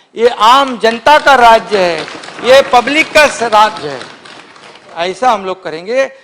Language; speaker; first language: Hindi; non-native, local second language; Marathi